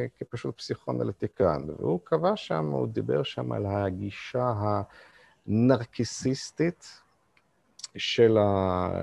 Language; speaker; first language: Hebrew; non-native, fluent; Russian